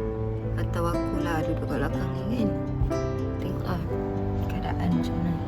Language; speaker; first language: Malay; native; Malay